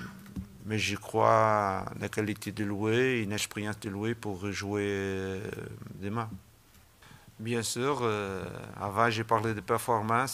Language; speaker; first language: French; non-native, learner; Portuguese